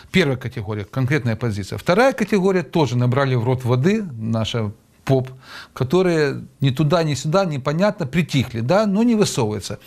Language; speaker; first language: Russian; native; Russian